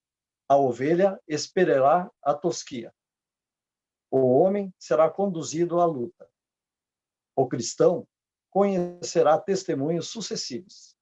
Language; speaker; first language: Portuguese; native; Portuguese